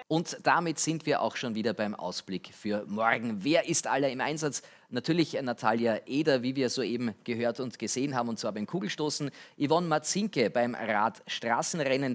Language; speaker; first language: German; native; German